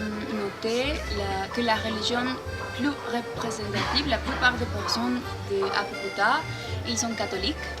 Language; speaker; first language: French; non-native, learner; Spanish